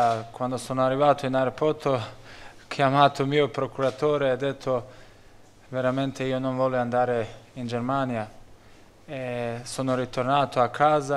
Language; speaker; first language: Italian; non-native, learner; Bosnian